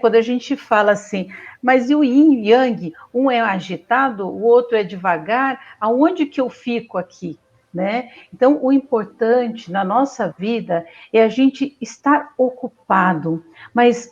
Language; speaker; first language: Portuguese; native; Portuguese